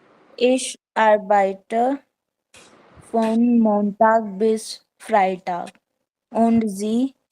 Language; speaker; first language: German; non-native, learner; Hindi